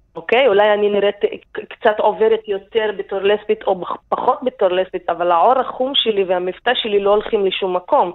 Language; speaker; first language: Hebrew; non-native, local second language; Arabic